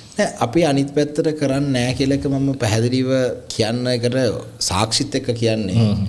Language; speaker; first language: Sinhala; non-native, local second language; Tamil